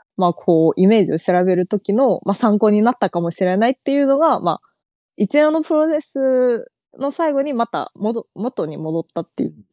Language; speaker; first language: Japanese; non-native, fluent; Chinese